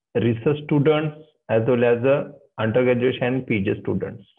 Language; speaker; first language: English; non-native, local second language; Marathi